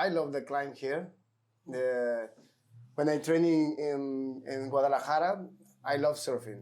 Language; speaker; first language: English; non-native, learner; Spanish